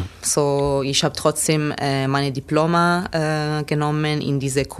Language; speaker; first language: German; non-native, learner; Italian